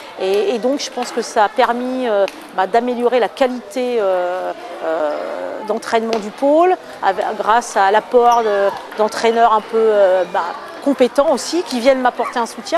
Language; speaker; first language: French; native; French